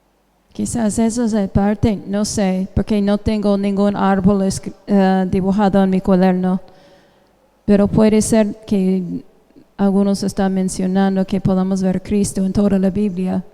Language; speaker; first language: Spanish; non-native, fluent; English